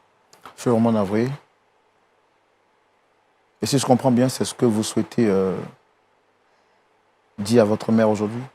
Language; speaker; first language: French; native; French